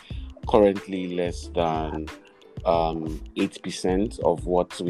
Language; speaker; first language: English; non-native, local second language; Yoruba